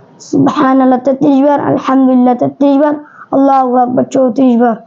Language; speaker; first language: Arabic; non-native, learner; Bangla